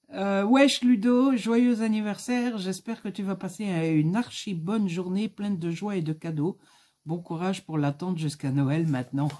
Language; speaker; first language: French; native; French